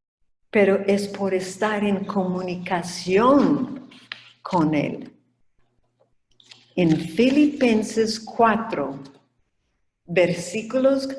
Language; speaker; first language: Spanish; non-native, fluent; English